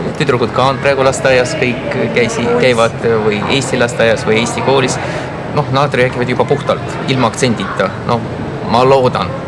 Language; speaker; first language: Estonian; non-native, local second language; Russian